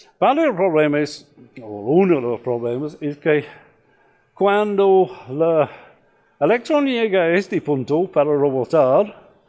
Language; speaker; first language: Spanish; non-native, fluent; English